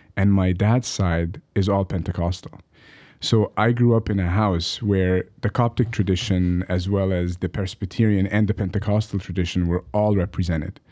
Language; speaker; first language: English; early bilingual, other home language; Arabic